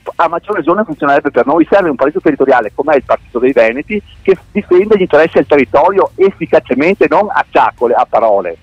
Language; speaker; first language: Italian; native; Italian